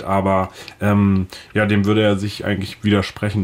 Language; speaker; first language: German; native; German